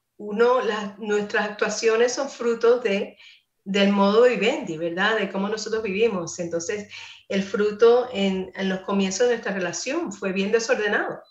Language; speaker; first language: Spanish; non-native, fluent; English